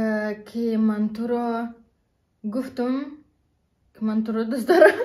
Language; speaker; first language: Persian; non-native, learner; German